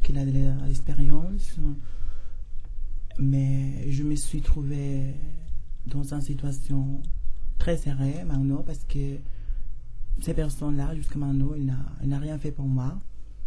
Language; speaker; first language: French; non-native, learner; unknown